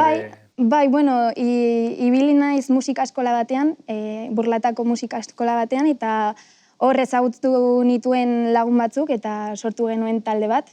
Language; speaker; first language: Basque; non-native, local second language; Spanish